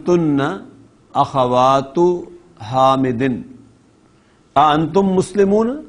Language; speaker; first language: Arabic; non-native, fluent; Urdu